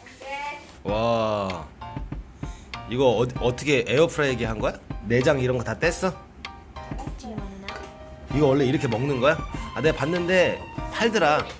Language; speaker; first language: Korean; native; Korean